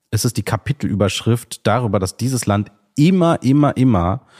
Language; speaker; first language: German; early bilingual, other home language; Sinhala